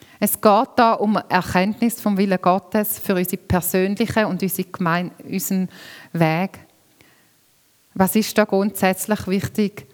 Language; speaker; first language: German; native; German